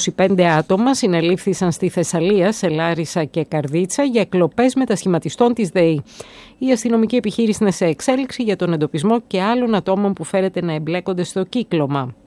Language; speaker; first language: Greek; native; Greek